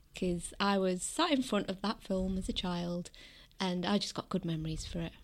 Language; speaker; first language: English; native; English